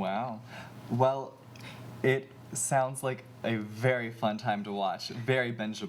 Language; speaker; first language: English; native; English